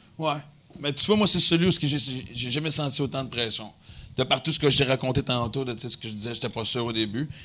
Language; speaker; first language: French; native; French